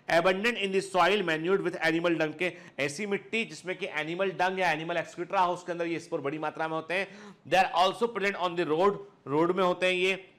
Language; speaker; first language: Hindi; native; Hindi